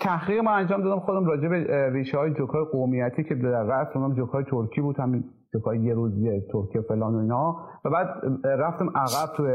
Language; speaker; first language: Persian; native; Persian